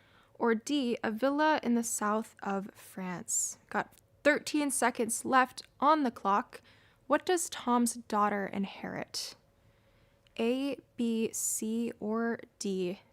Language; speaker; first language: English; native; English